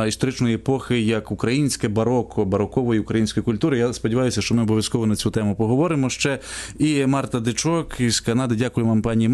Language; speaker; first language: Ukrainian; native; Ukrainian